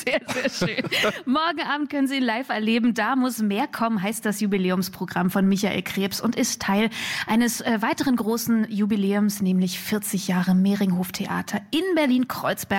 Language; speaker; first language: German; native; German